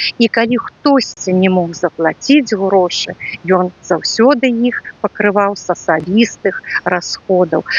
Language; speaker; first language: Belarusian; native; Belarusian